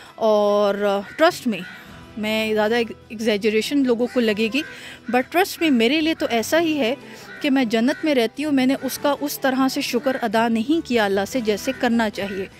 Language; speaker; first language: Urdu; native; Urdu